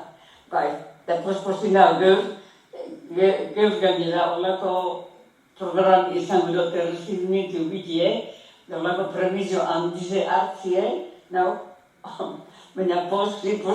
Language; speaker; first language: Basque; native; Basque